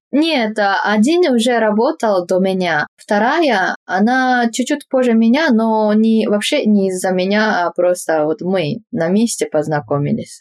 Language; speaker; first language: Russian; non-native, fluent; Japanese